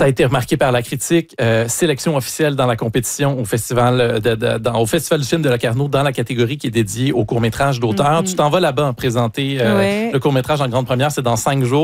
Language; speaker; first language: French; native; French